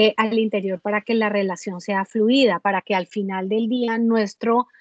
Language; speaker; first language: Spanish; native; Spanish